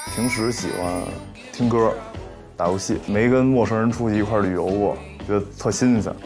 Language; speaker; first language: Chinese; native; Chinese